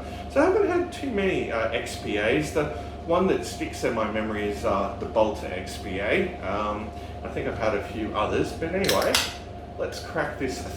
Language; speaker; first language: English; native; English